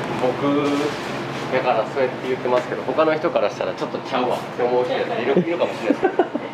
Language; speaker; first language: Japanese; native; Japanese